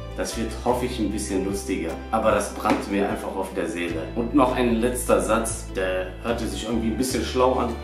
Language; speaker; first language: German; early bilingual, other home language; Albanian